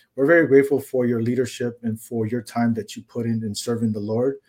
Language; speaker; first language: English; native; English